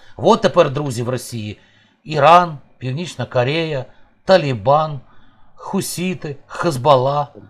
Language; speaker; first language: Ukrainian; native; Ukrainian